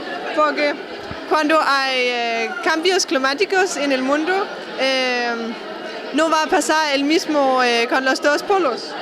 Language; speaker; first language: Spanish; non-native, learner; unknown